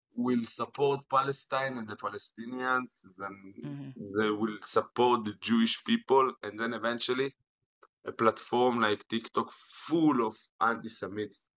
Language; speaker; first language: English; non-native, fluent; Hebrew